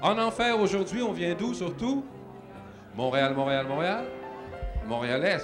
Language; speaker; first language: French; native; French